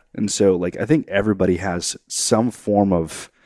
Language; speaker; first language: English; native; English